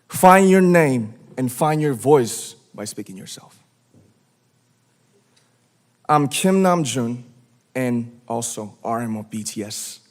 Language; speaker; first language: English; non-native, fluent; Korean